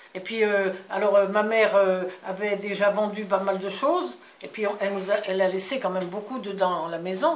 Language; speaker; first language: French; native; French